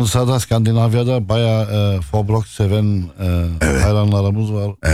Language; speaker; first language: Turkish; non-native, fluent; Arabic